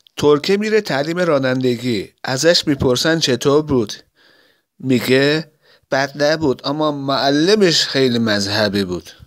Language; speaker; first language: Persian; non-native, local second language; Assyrian Neo-Aramaic